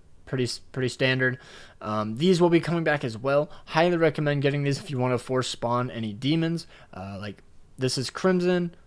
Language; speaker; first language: English; native; English